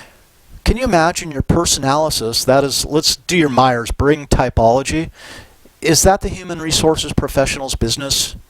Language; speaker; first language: English; native; English